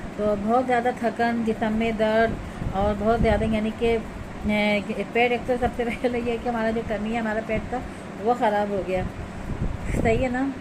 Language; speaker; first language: Urdu; native; Urdu